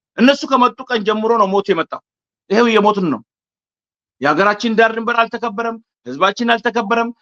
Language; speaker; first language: Amharic; non-native, local second language; Afar